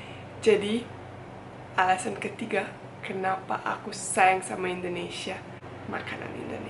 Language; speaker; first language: Indonesian; non-native, fluent; Bosnian